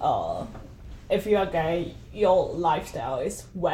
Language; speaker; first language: English; non-native, fluent; Chinese